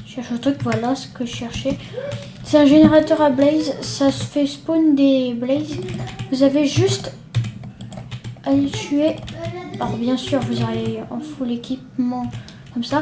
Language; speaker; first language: French; native; French